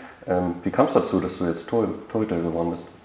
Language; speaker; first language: German; native; German